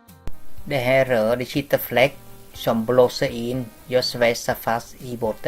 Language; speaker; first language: Swedish; non-native, learner; Vietnamese